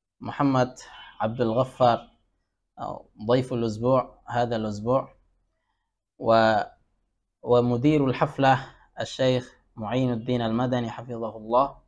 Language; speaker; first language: Arabic; non-native, fluent; Bangla